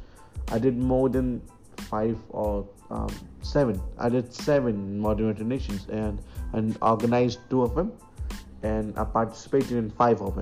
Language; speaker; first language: English; non-native, local second language; Hindi